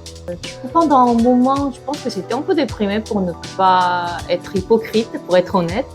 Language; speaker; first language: French; non-native, fluent; Korean